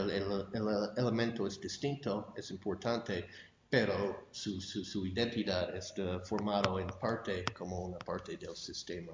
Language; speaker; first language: Spanish; non-native, fluent; English